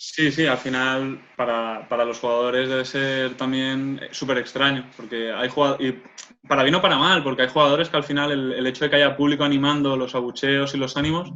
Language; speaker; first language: Spanish; non-native, local second language; Catalan